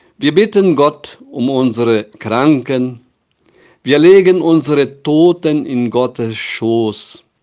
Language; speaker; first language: German; non-native, fluent; Portuguese